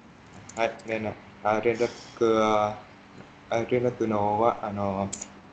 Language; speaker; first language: Japanese; non-native, learner; Vietnamese